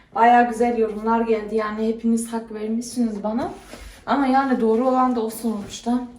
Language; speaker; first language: Turkish; early bilingual, heritage; Turkish